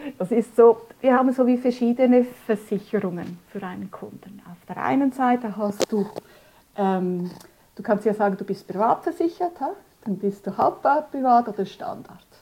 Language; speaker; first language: German; early bilingual, other home language; Spanish